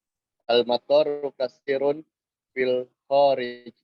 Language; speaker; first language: Arabic; non-native, learner; Indonesian